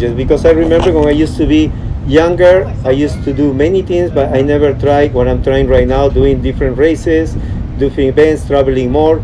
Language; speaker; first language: English; non-native, fluent; Spanish